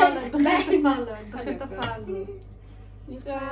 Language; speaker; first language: Dutch; native; Dutch